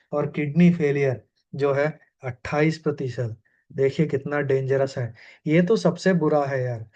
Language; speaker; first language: Hindi; non-native, local second language; Malayalam